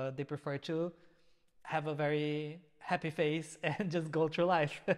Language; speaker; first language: English; non-native, fluent; Portuguese